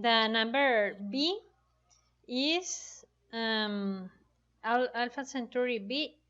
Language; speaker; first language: English; non-native, learner; Spanish